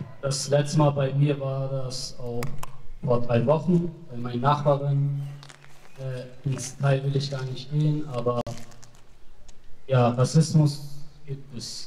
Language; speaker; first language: German; early bilingual, other home language; Persian